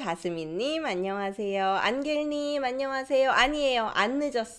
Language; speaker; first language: Korean; non-native, fluent; English